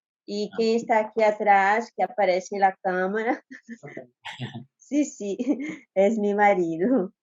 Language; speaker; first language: Spanish; non-native, fluent; Portuguese